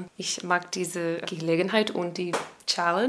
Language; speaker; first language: German; non-native, learner; English